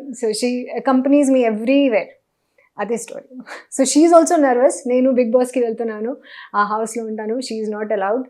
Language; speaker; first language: Telugu; non-native, learner; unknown